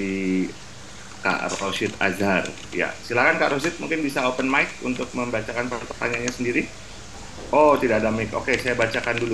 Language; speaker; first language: Indonesian; native; Indonesian